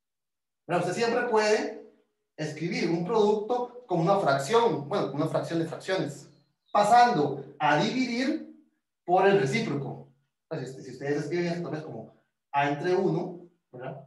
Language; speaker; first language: Spanish; native; Spanish